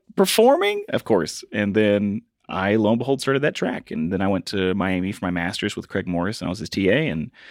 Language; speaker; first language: English; native; English